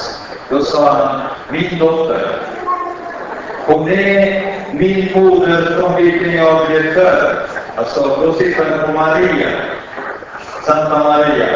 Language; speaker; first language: Swedish; non-native, fluent; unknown